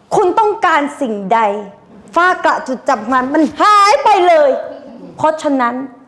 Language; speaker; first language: Thai; early bilingual, other home language; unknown